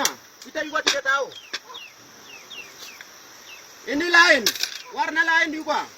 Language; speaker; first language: Indonesian; non-native, local second language; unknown